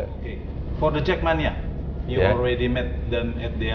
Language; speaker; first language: English; non-native, fluent; Indonesian